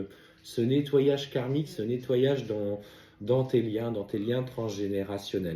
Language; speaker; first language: French; native; French